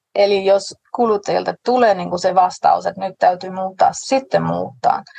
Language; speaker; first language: Finnish; non-native, fluent; Danish